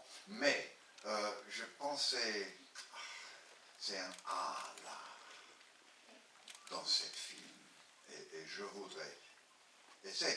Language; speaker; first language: French; non-native, learner; English